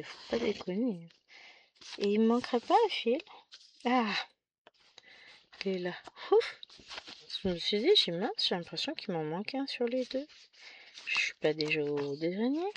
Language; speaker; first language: French; native; French